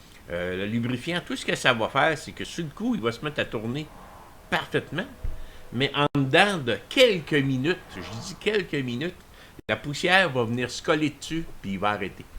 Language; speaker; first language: French; native; French